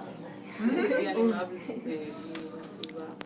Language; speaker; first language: French; non-native, fluent; Spanish